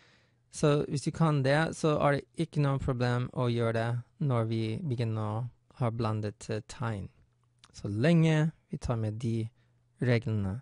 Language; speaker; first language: Norwegian; non-native, fluent; English